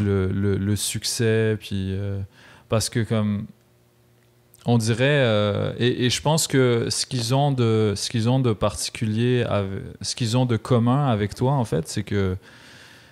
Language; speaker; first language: French; native; French